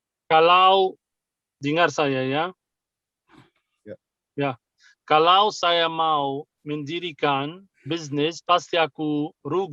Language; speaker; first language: Indonesian; non-native, fluent; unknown